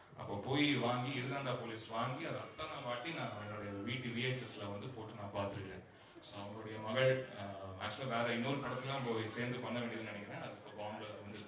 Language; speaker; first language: Tamil; native; Tamil